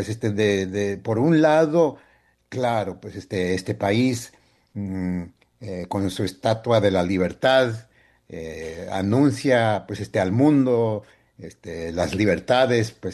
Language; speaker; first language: Spanish; early bilingual, heritage; Spanish